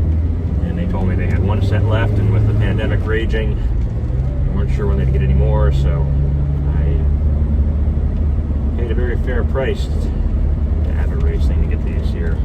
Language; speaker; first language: English; native; English